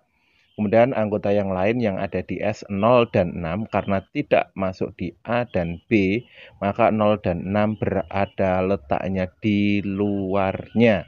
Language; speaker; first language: Indonesian; native; Indonesian